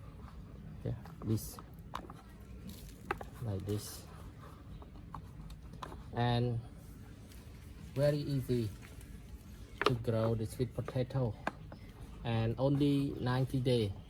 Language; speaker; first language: English; non-native, learner; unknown